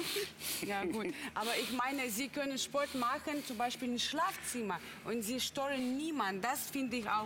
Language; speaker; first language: German; non-native, learner; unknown